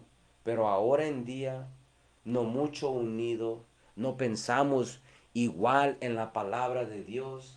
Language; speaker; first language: Spanish; early bilingual, heritage; Spanish